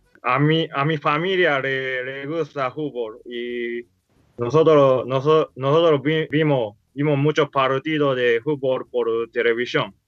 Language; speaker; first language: Spanish; non-native, learner; Japanese